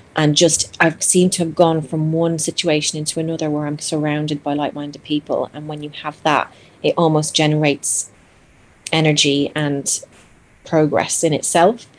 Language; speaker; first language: English; non-native, fluent; Greek